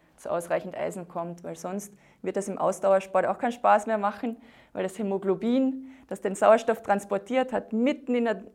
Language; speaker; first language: German; native; German